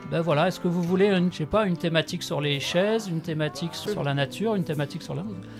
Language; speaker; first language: French; native; French